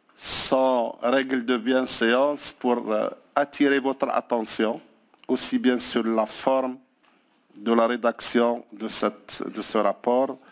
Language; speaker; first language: French; non-native, local second language; Arabic